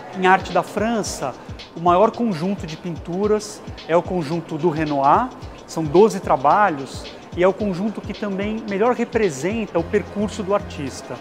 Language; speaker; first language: Portuguese; native; Portuguese